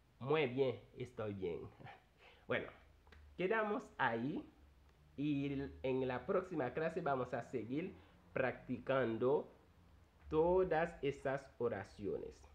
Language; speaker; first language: Spanish; non-native, fluent; Haitian Creole